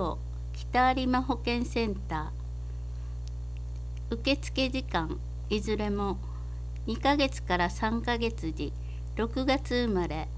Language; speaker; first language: Japanese; native; Japanese